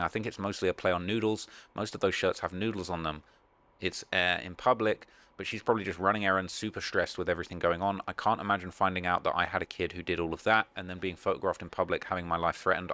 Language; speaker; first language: English; native; English